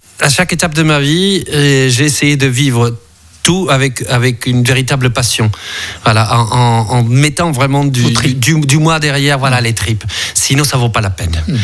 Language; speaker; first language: French; early bilingual, other home language; Spanish